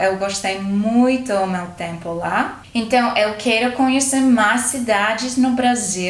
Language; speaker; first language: Portuguese; non-native, learner; English